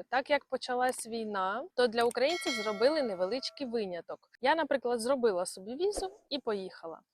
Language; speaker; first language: Ukrainian; non-native, local second language; Russian